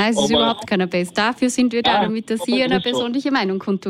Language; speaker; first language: German; native; German